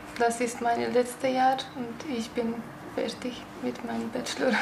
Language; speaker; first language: German; non-native, learner; Hungarian